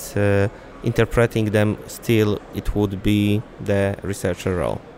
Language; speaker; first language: English; non-native, fluent; Polish